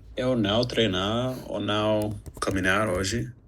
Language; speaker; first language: Portuguese; non-native, learner; English